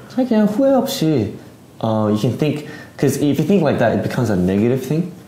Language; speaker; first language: English; early bilingual, other home language; Korean